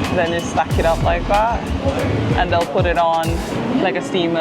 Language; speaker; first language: English; non-native, fluent; Thai